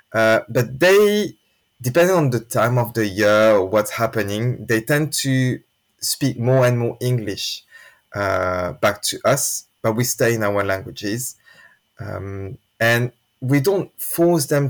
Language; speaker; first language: English; non-native, fluent; French